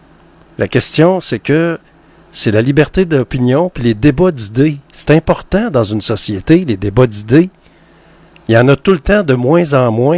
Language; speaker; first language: French; native; French